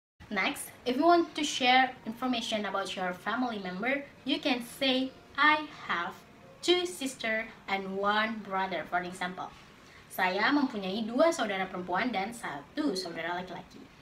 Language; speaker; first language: English; non-native, learner; Indonesian